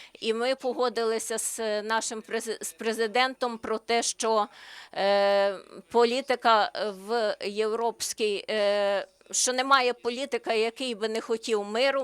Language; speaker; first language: Ukrainian; non-native, learner; Slovenian